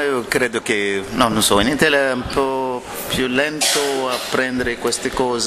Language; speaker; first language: Italian; non-native, learner; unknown